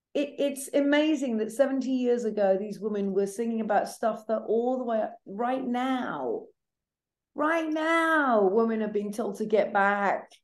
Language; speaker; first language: English; native; English